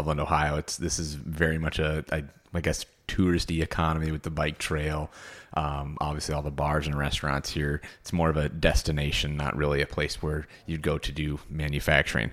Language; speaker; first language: English; native; English